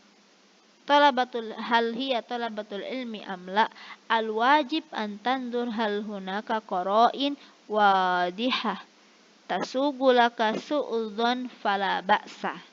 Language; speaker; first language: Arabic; non-native, fluent; Indonesian